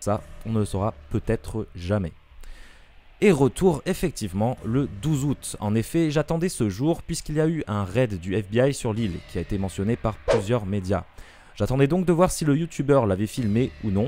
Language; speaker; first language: French; native; French